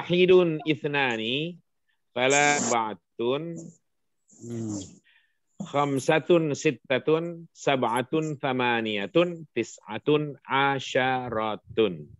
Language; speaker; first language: Arabic; non-native, fluent; Indonesian